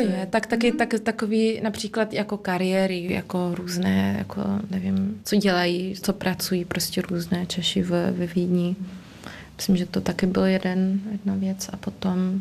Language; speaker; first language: Czech; early bilingual, heritage; Czech